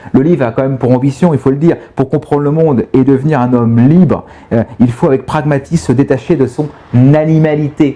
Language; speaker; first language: French; native; French